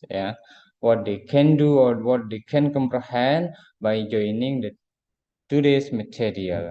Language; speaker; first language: English; non-native, fluent; Indonesian